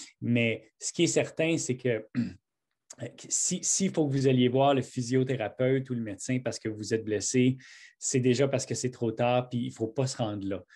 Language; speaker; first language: French; native; French